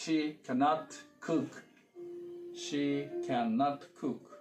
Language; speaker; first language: English; non-native, learner; Thai